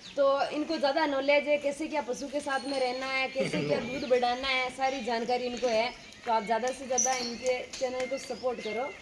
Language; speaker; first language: Hindi; native; Hindi